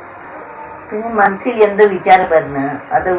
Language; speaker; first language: Malayalam; non-native, local second language; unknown